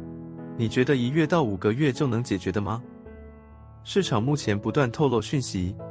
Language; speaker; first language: Chinese; native; Chinese